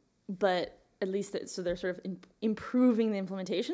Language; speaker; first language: English; native; English